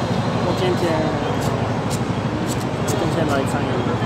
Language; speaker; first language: Chinese; non-native, learner; Italian